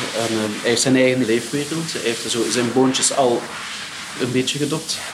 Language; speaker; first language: Dutch; native; Dutch